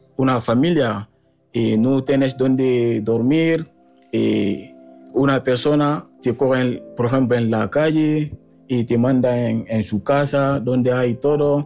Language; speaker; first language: Spanish; non-native, learner; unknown